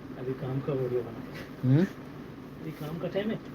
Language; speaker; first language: Hindi; non-native, learner; Bangla